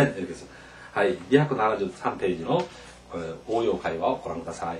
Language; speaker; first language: Japanese; non-native, fluent; Korean